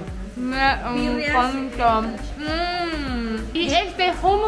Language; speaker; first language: Spanish; non-native, learner; Japanese